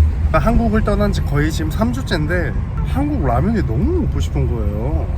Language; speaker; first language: Korean; native; Korean